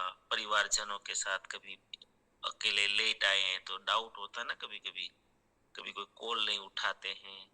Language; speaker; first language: Hindi; native; Hindi